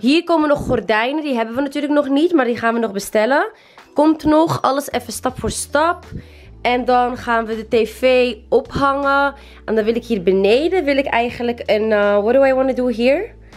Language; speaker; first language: Dutch; native; Dutch